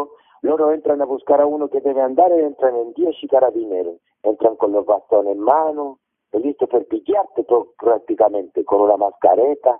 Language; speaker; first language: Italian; non-native, learner; Spanish